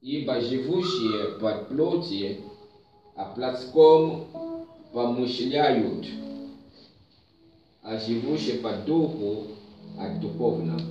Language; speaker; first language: Russian; non-native, fluent; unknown